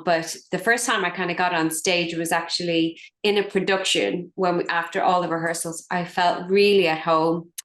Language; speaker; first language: English; native; English